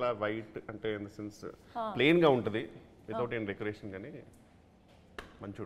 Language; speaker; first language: Telugu; native; Telugu